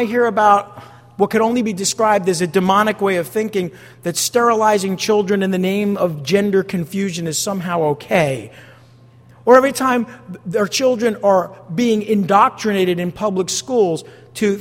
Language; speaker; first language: English; native; English